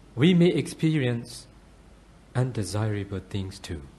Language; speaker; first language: English; non-native, fluent; Burmese